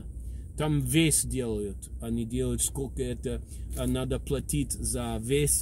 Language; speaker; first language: Russian; non-native, fluent; English